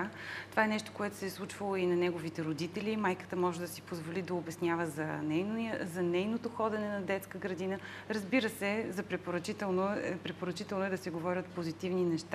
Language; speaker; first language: Bulgarian; native; Bulgarian